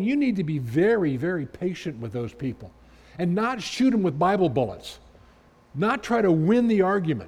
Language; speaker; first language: English; native; English